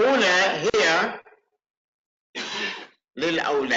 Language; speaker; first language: Arabic; non-native, fluent; English